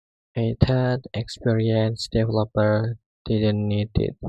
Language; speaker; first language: English; non-native, learner; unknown